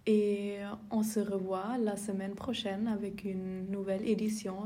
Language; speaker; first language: French; non-native, learner; German